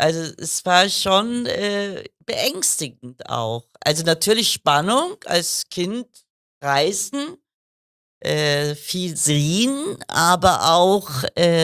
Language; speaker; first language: German; early bilingual, other home language; Kurdish